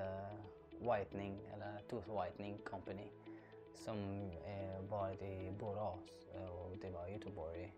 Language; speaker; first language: Swedish; non-native, learner; Arabic